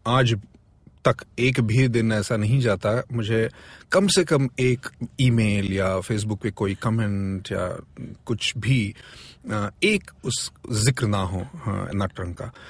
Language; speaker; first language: Hindi; non-native, local second language; Marathi